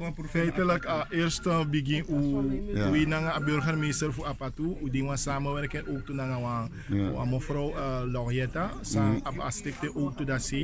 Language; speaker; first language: Dutch; non-native, learner; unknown